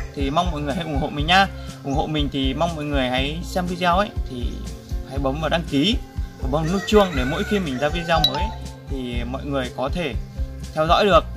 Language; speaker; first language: Vietnamese; non-native, local second language; Muong